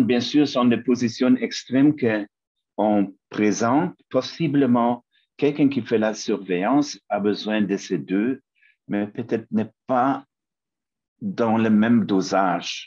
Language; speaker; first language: French; non-native, fluent; German